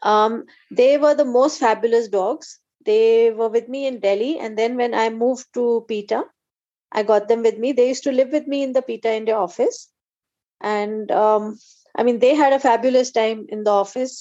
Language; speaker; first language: English; non-native, local second language; Hindi